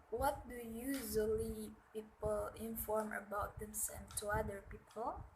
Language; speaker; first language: English; non-native, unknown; Indonesian